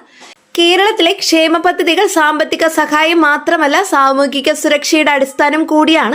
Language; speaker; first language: Malayalam; native; Malayalam